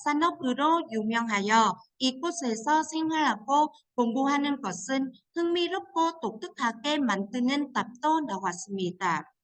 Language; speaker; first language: Korean; non-native, fluent; Vietnamese